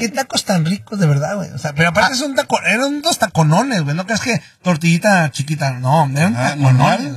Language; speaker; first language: Spanish; native; Spanish